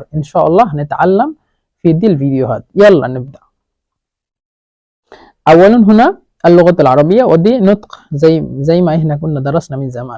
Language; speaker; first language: Arabic; non-native, fluent; Bangla